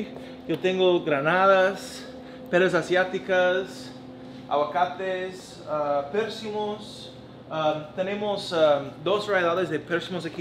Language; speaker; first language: Spanish; non-native, learner; English